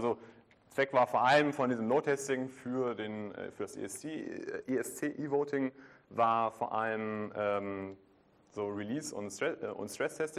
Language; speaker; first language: German; native; German